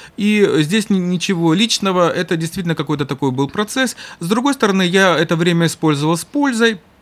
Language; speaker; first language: Russian; native; Russian